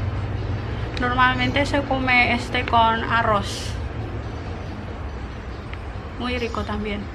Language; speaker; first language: Spanish; non-native, learner; Indonesian